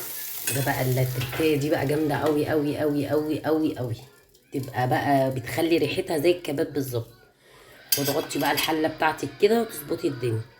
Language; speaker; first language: Arabic; native; Arabic